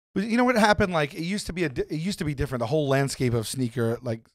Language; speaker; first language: English; native; English